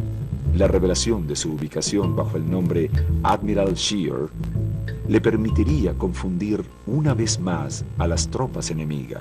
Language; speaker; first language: Spanish; native; Spanish